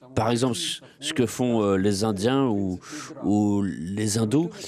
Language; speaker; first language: French; non-native, fluent; Russian